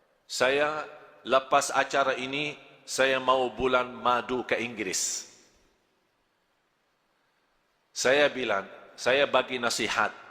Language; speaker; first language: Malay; non-native, fluent; Arabic